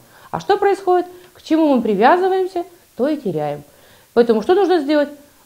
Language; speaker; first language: Russian; native; Russian